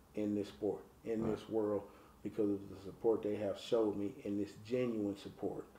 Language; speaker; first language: English; native; English